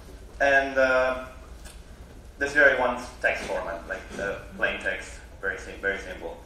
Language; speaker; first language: English; non-native, fluent; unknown